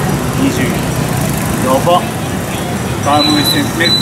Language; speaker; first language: Vietnamese; non-native, learner; Japanese